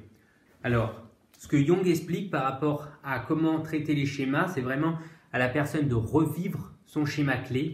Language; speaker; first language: French; native; French